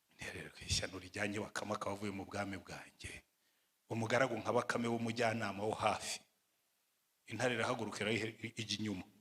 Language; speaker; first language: Kinyarwanda; native; Kinyarwanda